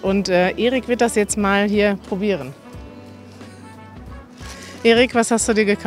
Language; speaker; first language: German; native; German